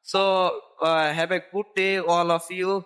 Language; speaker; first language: English; non-native, learner; Bangla